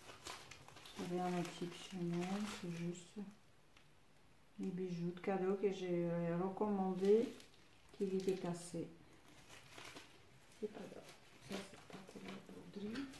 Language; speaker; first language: French; non-native, fluent; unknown